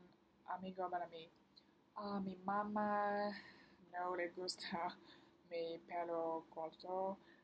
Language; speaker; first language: Spanish; non-native, learner; Chinese